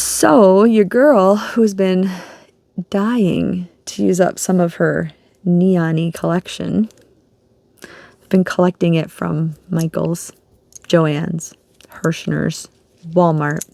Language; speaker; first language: English; native; English